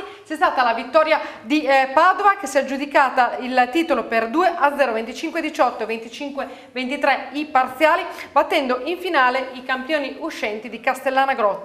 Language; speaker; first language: Italian; native; Italian